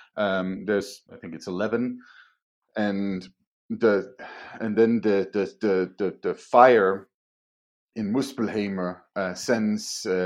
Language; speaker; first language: English; non-native, fluent; Danish